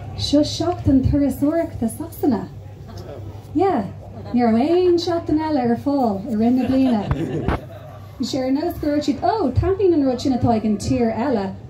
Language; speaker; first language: Irish; non-native, local second language; English